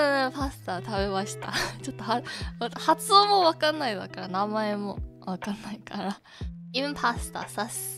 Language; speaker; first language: Japanese; non-native, learner; Korean